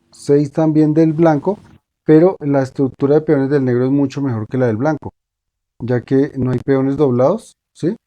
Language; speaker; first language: Spanish; native; Spanish